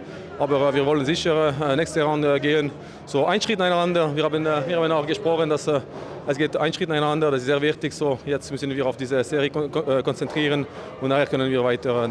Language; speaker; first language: German; non-native, learner; French